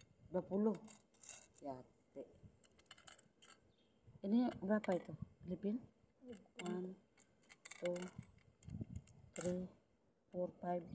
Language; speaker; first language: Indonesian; non-native, learner; Filipino